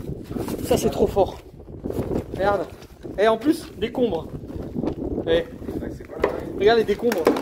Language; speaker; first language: French; native; French